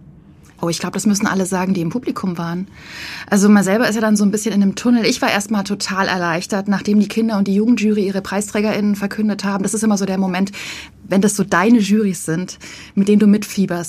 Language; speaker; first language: German; native; German